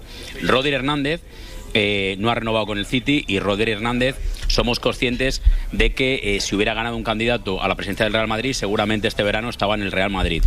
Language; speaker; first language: Spanish; native; Spanish